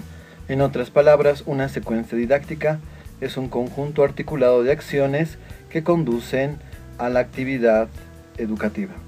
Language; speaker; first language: Spanish; native; Spanish